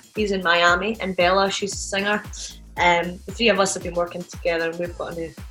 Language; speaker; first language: English; native; English